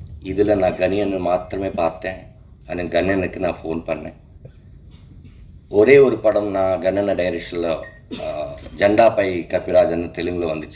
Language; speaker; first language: Tamil; non-native, local second language; Telugu